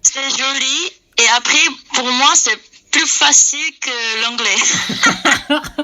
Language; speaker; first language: French; non-native, fluent; Korean